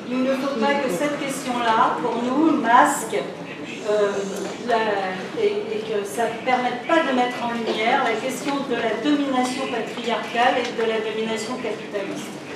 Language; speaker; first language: French; native; French